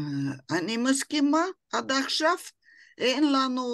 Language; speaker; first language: Hebrew; non-native, fluent; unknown